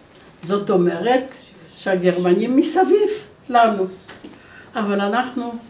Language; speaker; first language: Hebrew; non-native, fluent; Polish